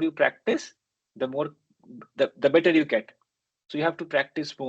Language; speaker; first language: English; non-native, local second language; Bangla